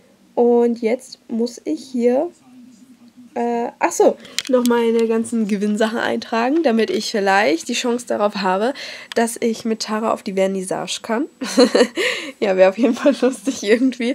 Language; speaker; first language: German; native; German